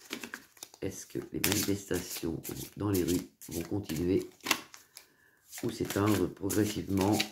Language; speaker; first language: French; native; French